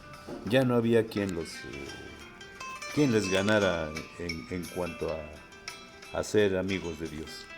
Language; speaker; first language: Spanish; native; Spanish